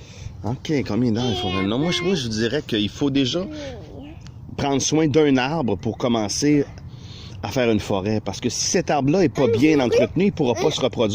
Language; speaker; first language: French; native; French